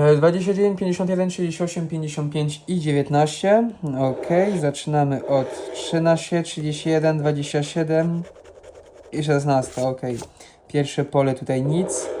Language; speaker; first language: Polish; non-native, fluent; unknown